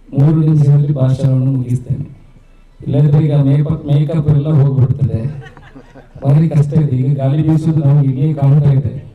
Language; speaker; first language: Kannada; non-native, local second language; Tulu